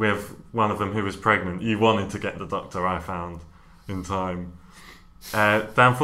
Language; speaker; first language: English; native; English